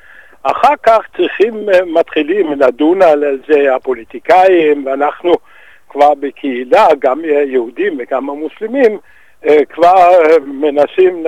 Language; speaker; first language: Hebrew; non-native, fluent; Danish